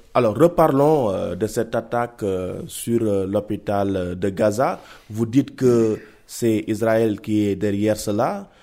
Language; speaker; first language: French; non-native, local second language; Wolof